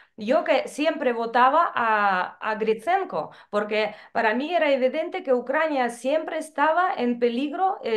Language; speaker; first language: Spanish; non-native, fluent; Ukrainian